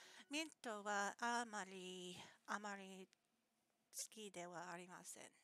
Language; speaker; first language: Japanese; non-native, learner; English